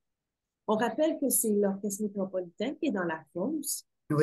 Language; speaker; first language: French; native; French